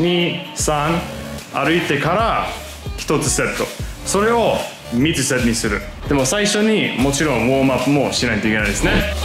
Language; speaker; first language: Japanese; non-native, fluent; English